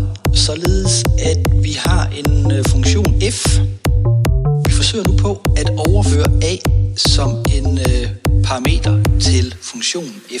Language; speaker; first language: Danish; native; Danish